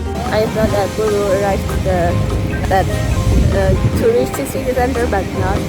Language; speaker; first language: English; non-native, learner; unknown